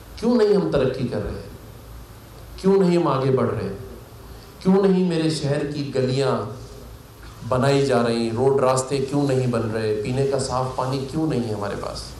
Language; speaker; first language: Urdu; native; Urdu